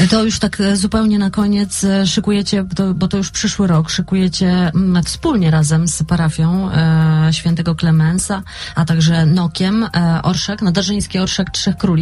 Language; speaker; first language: Polish; native; Polish